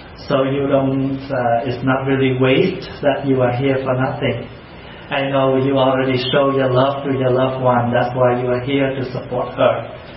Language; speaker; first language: English; non-native, fluent; Vietnamese